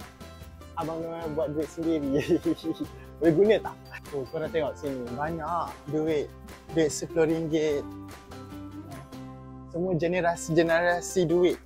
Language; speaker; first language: Malay; native; Malay